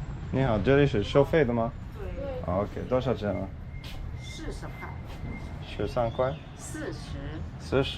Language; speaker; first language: Chinese; non-native, fluent; English